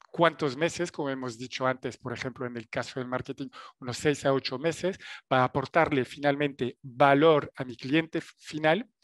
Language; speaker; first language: Spanish; non-native, fluent; French